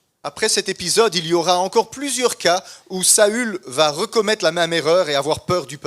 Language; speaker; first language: French; native; French